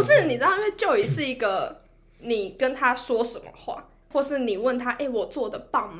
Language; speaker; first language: Chinese; native; Chinese